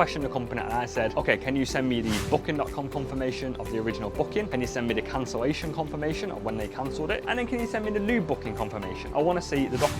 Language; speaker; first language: English; native; English